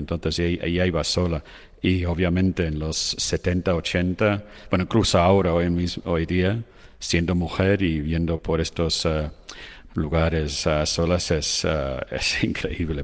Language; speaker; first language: Spanish; non-native, fluent; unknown